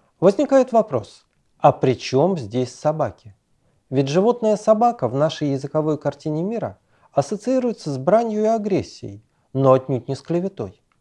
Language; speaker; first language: Russian; native; Russian